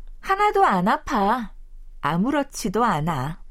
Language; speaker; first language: Korean; non-native, fluent; Chinese